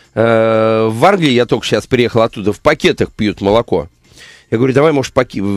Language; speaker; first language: Russian; native; Russian